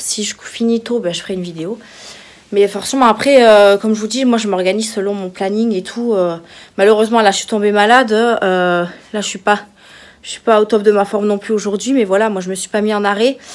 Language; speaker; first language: French; native; French